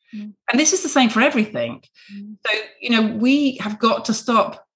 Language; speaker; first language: English; native; English